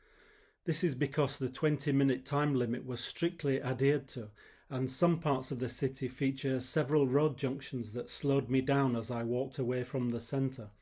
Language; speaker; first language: English; native; English